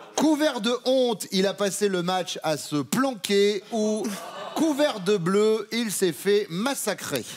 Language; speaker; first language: French; native; French